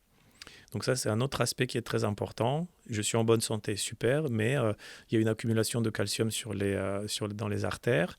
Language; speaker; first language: French; native; French